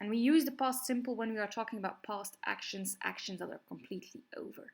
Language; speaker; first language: English; non-native, fluent; Dutch